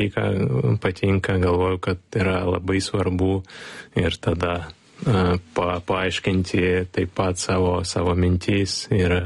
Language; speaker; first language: Lithuanian; non-native, learner; Ukrainian